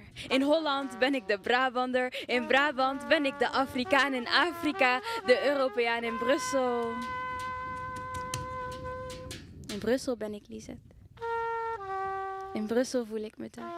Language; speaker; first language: Dutch; early bilingual, other home language; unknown